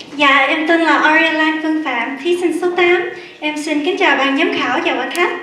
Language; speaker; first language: Vietnamese; early bilingual, other home language; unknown